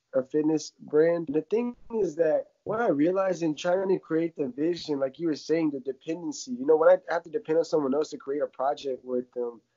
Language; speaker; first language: English; early bilingual, other home language; Russian